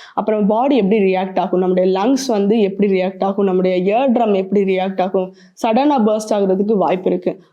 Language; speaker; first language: Tamil; native; Tamil